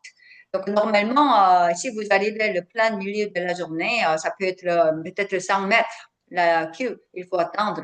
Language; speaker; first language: French; non-native, fluent; Korean